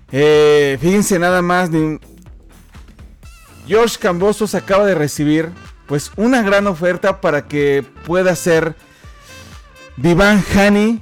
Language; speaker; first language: Spanish; native; Spanish